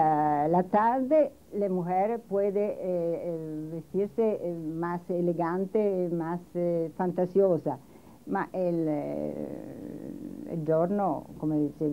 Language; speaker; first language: Spanish; non-native, learner; Italian